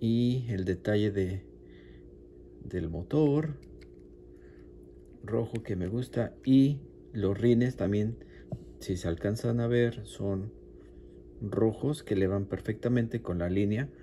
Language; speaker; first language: Spanish; native; Spanish